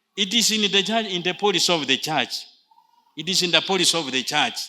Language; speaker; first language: English; non-native, local second language; Swahili